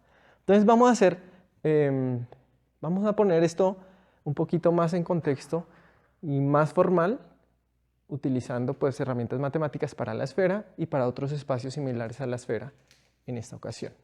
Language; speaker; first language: Spanish; native; Spanish